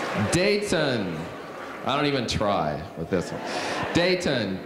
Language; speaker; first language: English; native; English